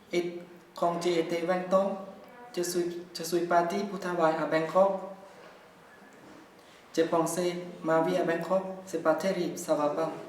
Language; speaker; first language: French; non-native, learner; Thai